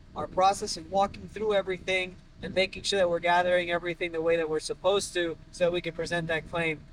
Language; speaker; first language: English; native; English